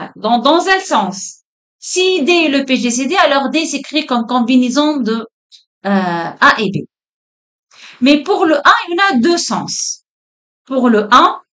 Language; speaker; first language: French; non-native, local second language; Arabic